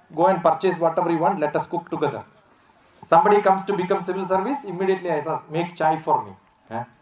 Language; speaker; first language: English; non-native, local second language; Malayalam